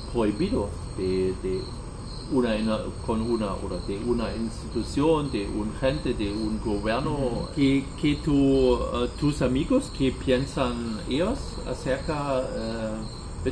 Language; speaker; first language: Spanish; non-native, learner; German